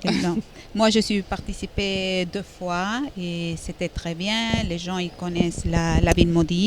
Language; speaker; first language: French; non-native, fluent; Spanish